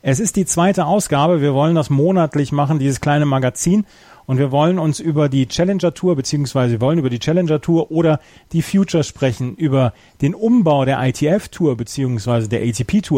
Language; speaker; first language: German; native; German